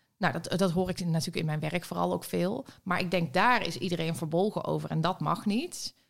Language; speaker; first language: Dutch; native; Dutch